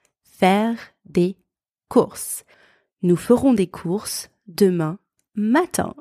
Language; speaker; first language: French; native; French